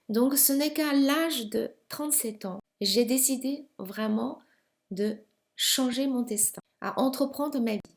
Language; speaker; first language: French; non-native, fluent; Chinese